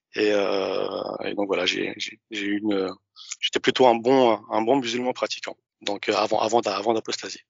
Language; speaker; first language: French; early bilingual, other home language; Arabic